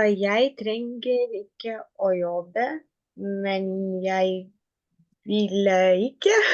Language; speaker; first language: Norwegian; non-native, learner; Lithuanian